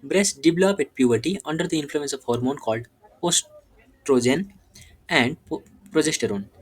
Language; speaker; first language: English; non-native, local second language; Nepali